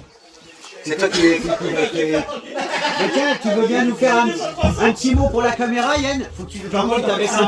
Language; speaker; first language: French; native; French